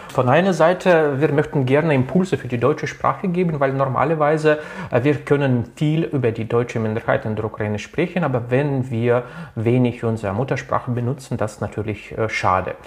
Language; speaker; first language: German; non-native, local second language; Russian